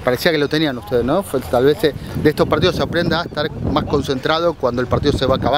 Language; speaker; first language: Spanish; native; Spanish